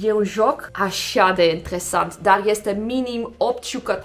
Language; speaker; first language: Romanian; non-native, learner; Dutch